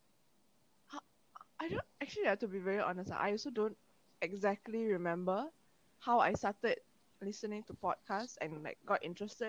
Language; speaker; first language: English; non-native, local second language; Malay